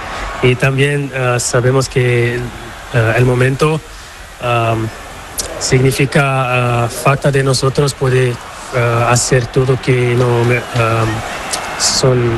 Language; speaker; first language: Spanish; non-native, learner; Portuguese